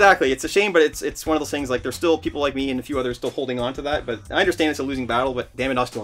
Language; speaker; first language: English; native; English